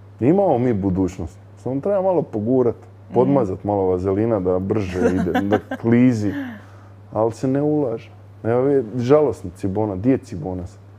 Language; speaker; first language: Croatian; native; Croatian